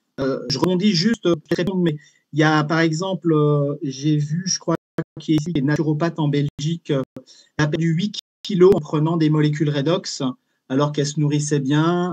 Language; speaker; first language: French; native; French